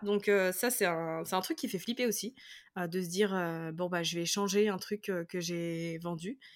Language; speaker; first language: French; native; French